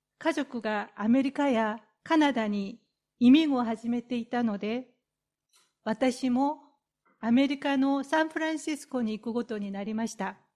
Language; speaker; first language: Japanese; non-native, fluent; Korean